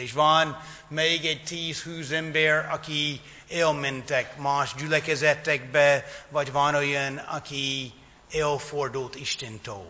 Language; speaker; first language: Hungarian; non-native, fluent; English